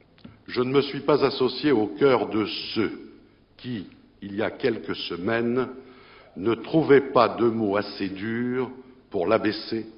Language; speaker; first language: French; native; French